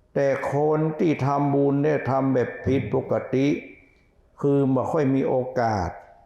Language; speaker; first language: Thai; native; Thai